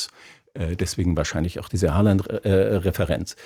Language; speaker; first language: German; native; German